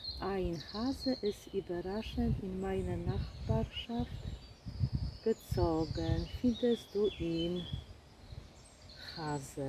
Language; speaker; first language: German; non-native, learner; Polish